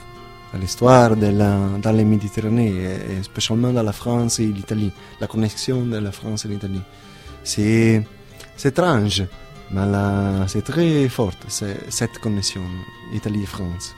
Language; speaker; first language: French; non-native, learner; Italian